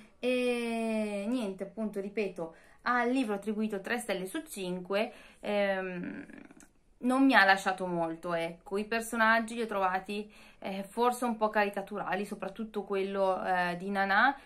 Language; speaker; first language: Italian; native; Italian